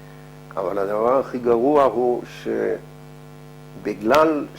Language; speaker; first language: Hebrew; non-native, fluent; Dutch